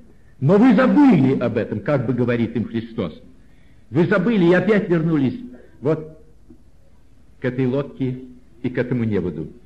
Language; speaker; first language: Russian; native; Russian